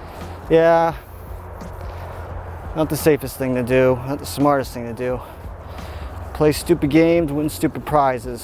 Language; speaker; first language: English; native; English